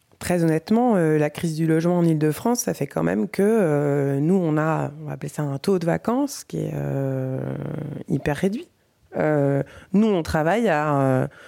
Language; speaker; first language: French; native; French